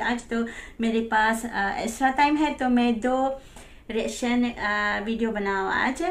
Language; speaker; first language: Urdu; non-native, learner; Malay